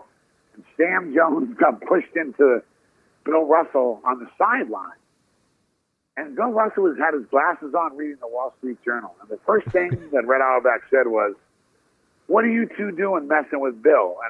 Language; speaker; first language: English; native; English